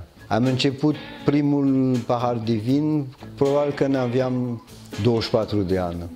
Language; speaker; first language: Romanian; early bilingual, heritage; French